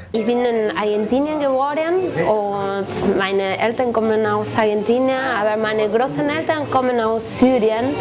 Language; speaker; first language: German; non-native, fluent; Spanish